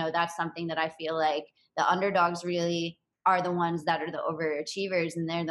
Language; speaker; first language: English; native; English